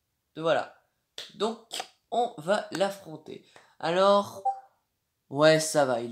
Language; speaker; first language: French; native; French